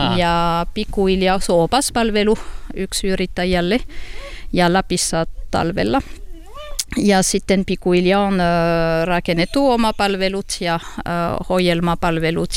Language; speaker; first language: Finnish; non-native, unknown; French